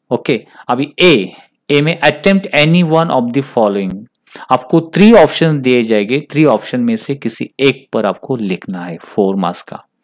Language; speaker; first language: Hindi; non-native, local second language; Marathi